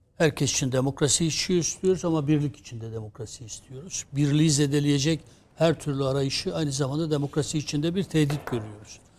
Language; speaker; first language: Turkish; non-native, local second language; Kurdish